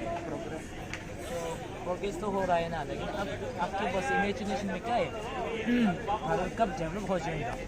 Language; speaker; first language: Hindi; non-native, learner; Tibetan